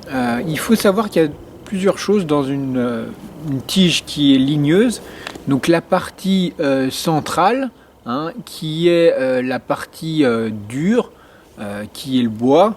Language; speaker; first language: French; native; French